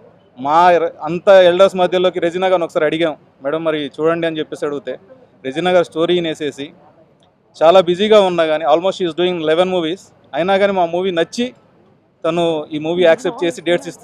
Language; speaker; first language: Telugu; native; Telugu